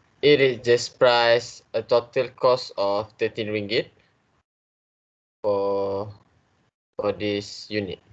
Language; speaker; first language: English; non-native, learner; Malay